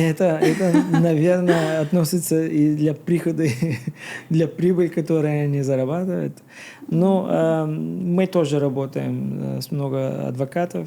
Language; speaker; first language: Russian; non-native, learner; Bulgarian